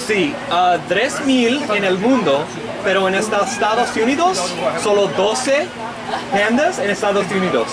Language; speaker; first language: Spanish; non-native, learner; English